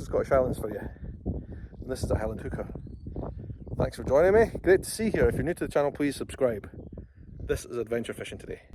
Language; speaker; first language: English; native; English